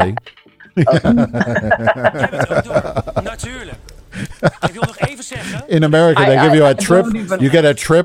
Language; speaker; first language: English; native; English